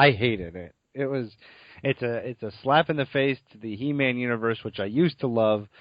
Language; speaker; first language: English; native; English